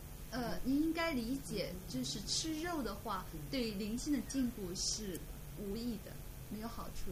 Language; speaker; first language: Chinese; native; Chinese